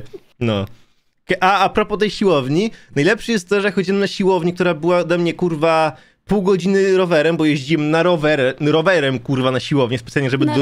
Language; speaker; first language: Polish; native; Polish